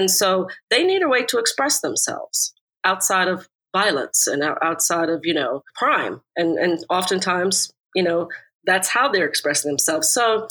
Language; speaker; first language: English; native; English